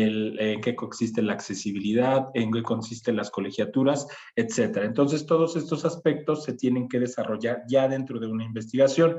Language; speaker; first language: Spanish; native; Spanish